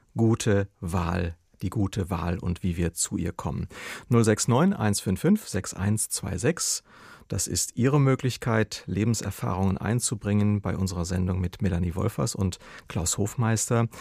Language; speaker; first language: German; native; German